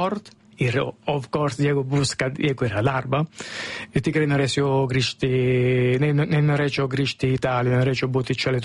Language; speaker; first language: Lithuanian; non-native, fluent; Italian